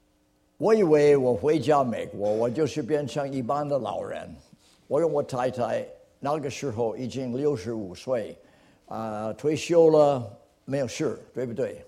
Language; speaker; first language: Chinese; non-native, fluent; English